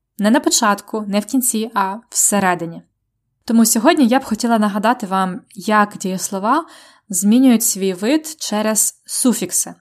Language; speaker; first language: Ukrainian; native; Ukrainian